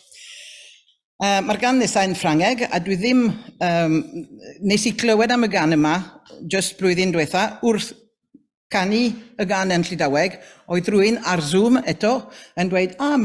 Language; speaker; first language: Welsh; non-native, fluent; French